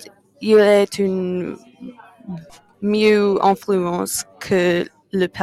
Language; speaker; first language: French; non-native, learner; English